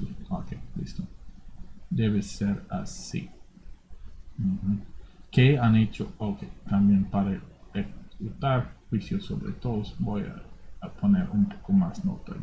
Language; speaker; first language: Spanish; non-native, fluent; English